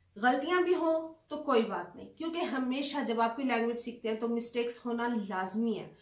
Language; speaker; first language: Urdu; native; Urdu